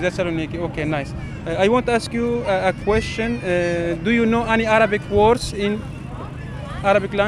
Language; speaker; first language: English; non-native, learner; Arabic